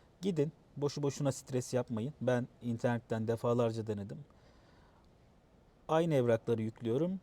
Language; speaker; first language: Turkish; native; Turkish